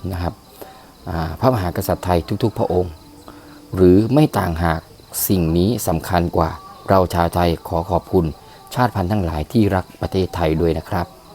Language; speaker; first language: Thai; native; Thai